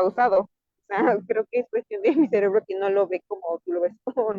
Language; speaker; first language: Spanish; native; Spanish